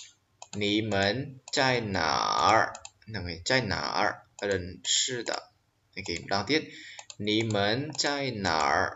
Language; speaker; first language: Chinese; non-native, fluent; Khmer